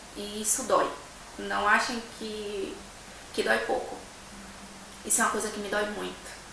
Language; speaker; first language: Portuguese; native; Portuguese